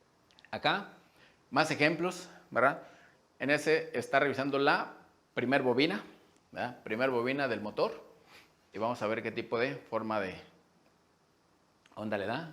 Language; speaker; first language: Spanish; native; Spanish